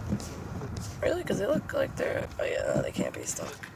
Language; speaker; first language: English; native; English